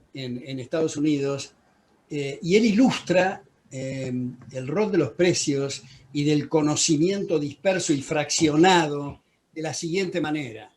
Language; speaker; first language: Spanish; native; Spanish